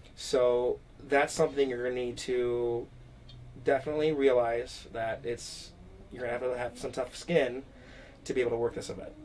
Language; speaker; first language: English; native; English